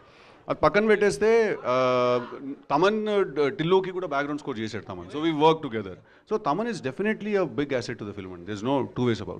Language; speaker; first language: Telugu; native; Telugu